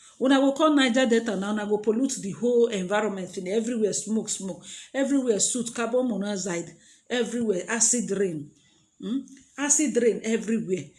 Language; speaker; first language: Nigerian Pidgin; native; Nigerian Pidgin